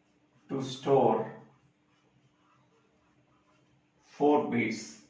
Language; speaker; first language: English; non-native, local second language; Telugu